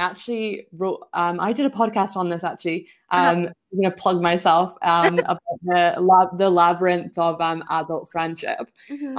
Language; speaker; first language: English; native; English